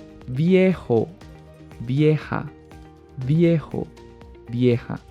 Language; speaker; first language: Spanish; native; Spanish